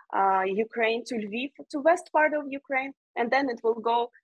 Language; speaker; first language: English; non-native, fluent; Ukrainian